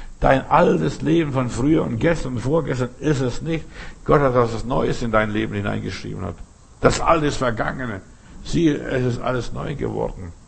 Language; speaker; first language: German; early bilingual, other home language; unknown